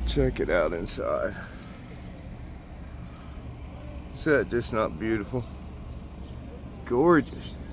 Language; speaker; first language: English; native; English